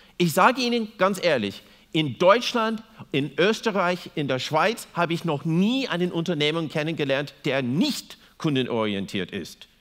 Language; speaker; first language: German; non-native, fluent; English